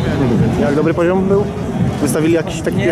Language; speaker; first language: Polish; native; Polish